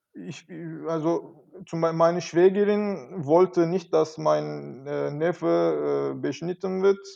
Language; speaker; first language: German; non-native, fluent; Turkish